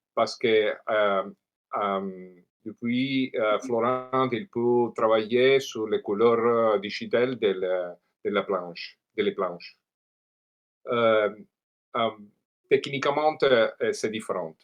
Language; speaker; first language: French; non-native, learner; Italian